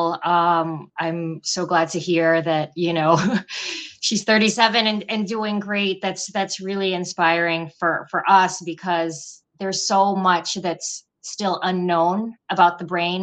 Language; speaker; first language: English; non-native, local second language; Filipino